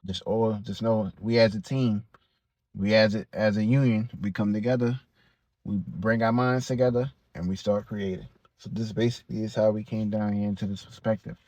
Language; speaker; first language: English; native; English